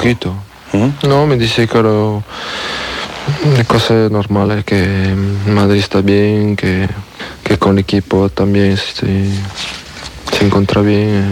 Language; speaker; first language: Spanish; non-native, learner; French